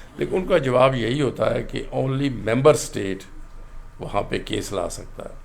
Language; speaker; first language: Urdu; non-native, local second language; Pahari-Potwari